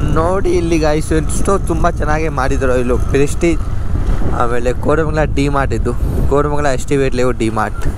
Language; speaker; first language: Kannada; non-native, local second language; Hindi